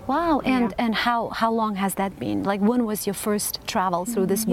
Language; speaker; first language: English; non-native, fluent; Uzbek